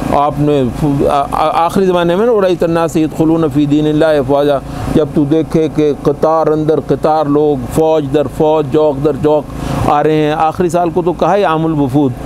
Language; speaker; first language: Urdu; non-native, local second language; Punjabi